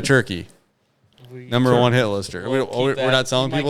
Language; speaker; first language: English; native; English